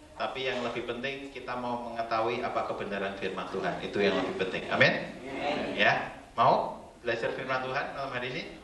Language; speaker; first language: Indonesian; native; Indonesian